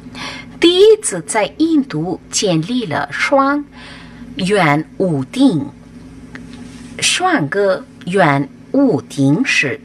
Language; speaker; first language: Chinese; non-native, fluent; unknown